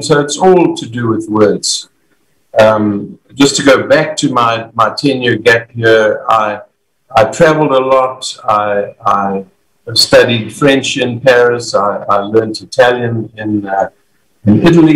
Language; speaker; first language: English; native; English